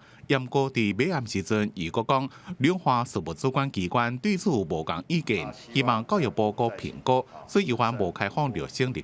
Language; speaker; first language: Chinese; native; Chinese